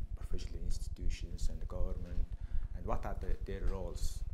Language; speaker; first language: English; non-native, fluent; Mongolian